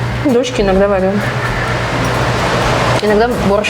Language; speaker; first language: Russian; native; Russian